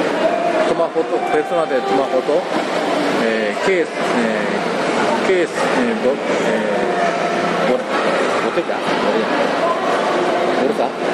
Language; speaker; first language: Spanish; non-native, learner; Japanese